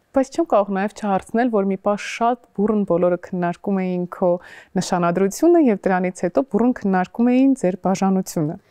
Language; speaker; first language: Armenian; native; Armenian